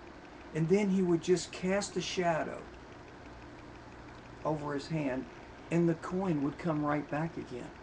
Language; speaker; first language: English; native; English